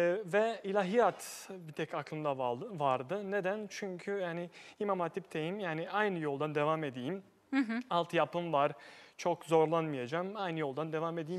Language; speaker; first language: Turkish; non-native, fluent; Bosnian